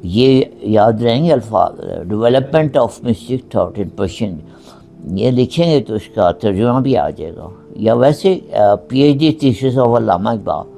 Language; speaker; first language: Urdu; native; Urdu